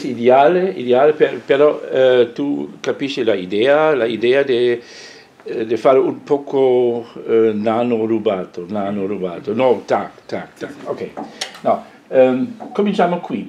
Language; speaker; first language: Italian; non-native, learner; German